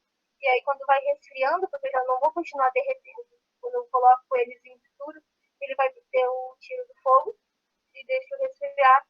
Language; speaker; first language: Portuguese; native; Portuguese